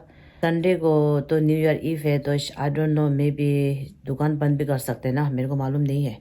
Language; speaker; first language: Hindi; non-native, local second language; Tibetan